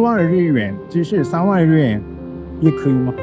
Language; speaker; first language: Chinese; non-native, learner; Japanese